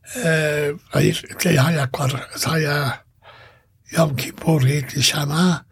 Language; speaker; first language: Hebrew; non-native, fluent; Hungarian